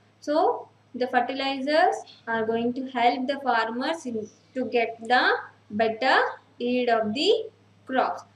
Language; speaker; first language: English; non-native, local second language; Telugu